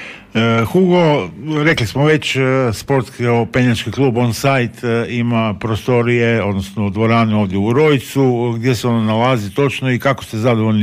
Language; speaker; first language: Serbian; native; Serbian